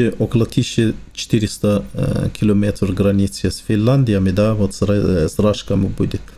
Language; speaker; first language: Russian; non-native, learner; Azerbaijani